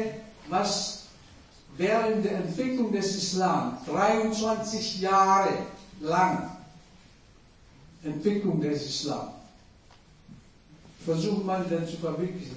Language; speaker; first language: German; non-native, fluent; Indonesian